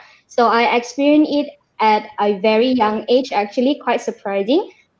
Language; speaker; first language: English; non-native, local second language; Malay